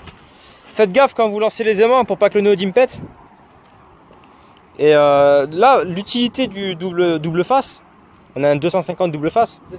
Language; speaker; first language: French; native; French